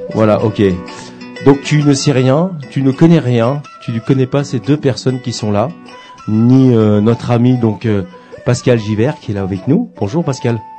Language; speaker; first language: French; native; French